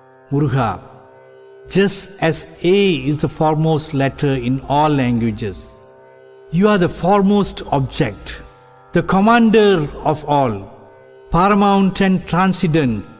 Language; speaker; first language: English; non-native, local second language; Tamil